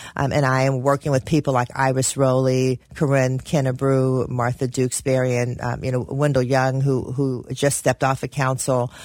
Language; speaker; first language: English; native; English